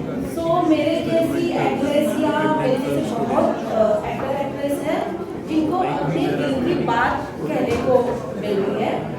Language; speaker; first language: Hindi; non-native, local second language; Marathi